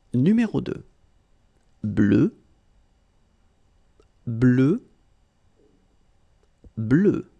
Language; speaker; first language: French; native; French